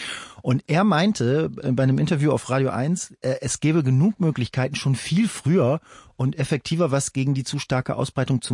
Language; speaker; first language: German; native; German